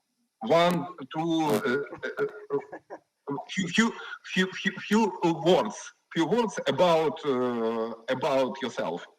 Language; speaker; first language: English; non-native, learner; Ukrainian